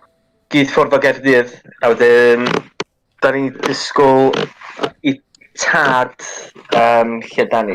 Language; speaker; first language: Welsh; native; Welsh